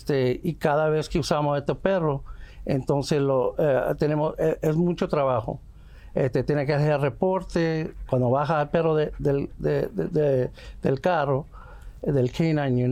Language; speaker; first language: Spanish; early bilingual, heritage; Spanish